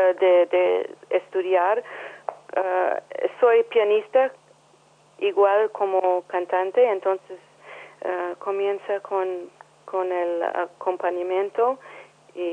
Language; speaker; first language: Spanish; non-native, learner; English